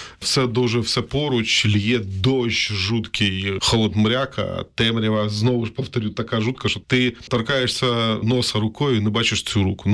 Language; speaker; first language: Ukrainian; non-native, local second language; Russian